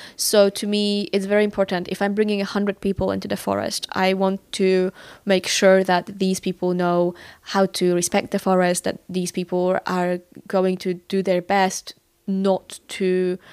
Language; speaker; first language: English; non-native, fluent; Polish